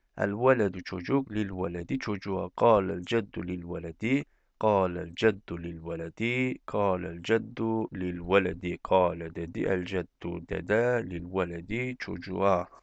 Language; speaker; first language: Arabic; non-native, fluent; Turkish